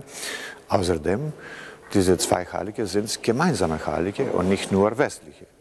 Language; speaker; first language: German; non-native, fluent; Greek